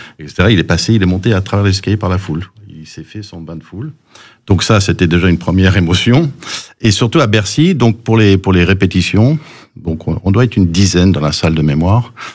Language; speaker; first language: French; early bilingual, other home language; English